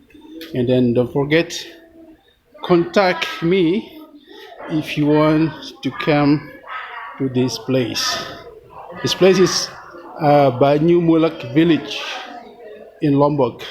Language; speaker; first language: English; non-native, learner; Indonesian